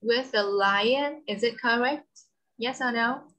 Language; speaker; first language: English; non-native, fluent; Vietnamese